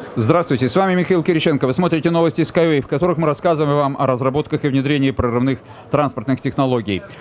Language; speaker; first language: Russian; native; Russian